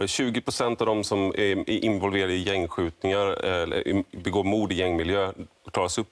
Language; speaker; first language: Swedish; native; Swedish